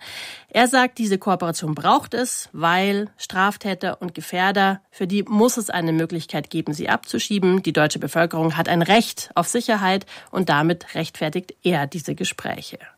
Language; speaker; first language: German; native; German